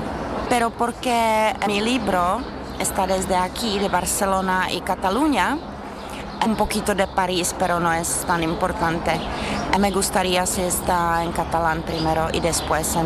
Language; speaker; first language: Spanish; non-native, fluent; Czech